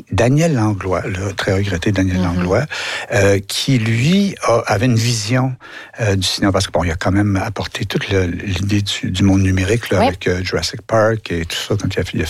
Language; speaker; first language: French; native; French